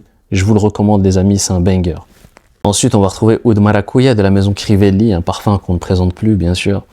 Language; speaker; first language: French; native; French